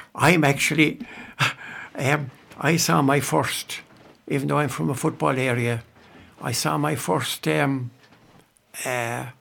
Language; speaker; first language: English; native; English